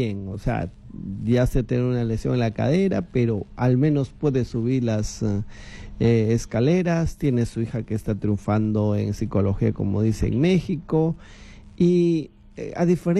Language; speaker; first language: Spanish; native; Spanish